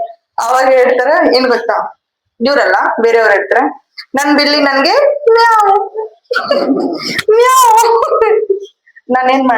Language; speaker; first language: Kannada; non-native, learner; Hindi